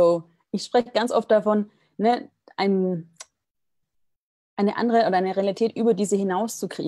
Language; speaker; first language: German; native; German